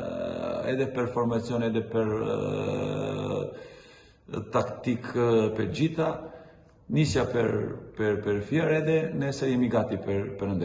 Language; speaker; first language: Albanian; non-native, learner; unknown